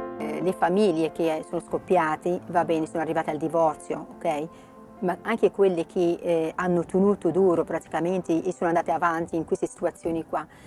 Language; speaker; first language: Italian; non-native, fluent; Arabic